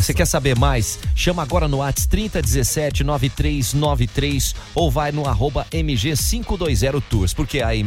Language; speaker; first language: Portuguese; native; Portuguese